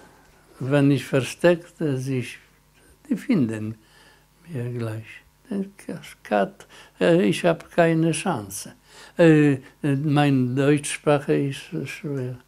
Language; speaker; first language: German; non-native, learner; Polish